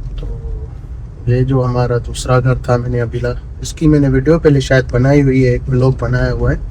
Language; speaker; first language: Urdu; non-native, local second language; Sindhi